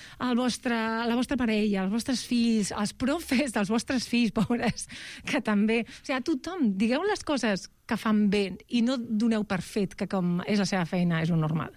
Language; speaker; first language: Catalan; non-native, local second language; Spanish